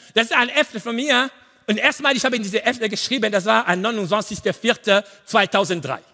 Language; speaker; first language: German; non-native, learner; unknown